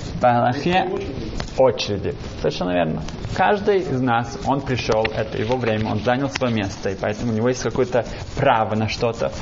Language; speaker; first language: Russian; early bilingual, heritage; Russian